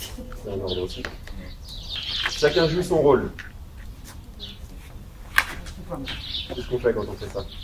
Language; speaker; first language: French; native; French